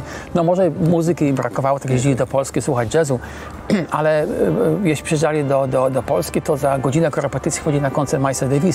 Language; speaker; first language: Polish; non-native, fluent; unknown